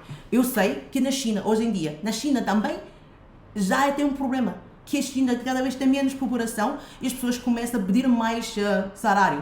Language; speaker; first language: Portuguese; non-native, fluent; Chinese